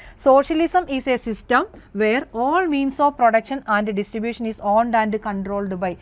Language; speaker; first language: English; non-native, local second language; Malayalam